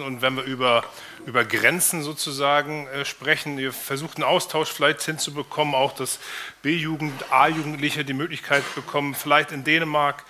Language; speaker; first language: German; native; German